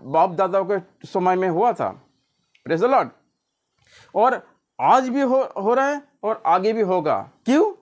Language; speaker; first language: Hindi; non-native, local second language; Bangla